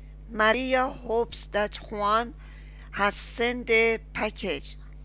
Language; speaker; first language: English; non-native, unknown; Persian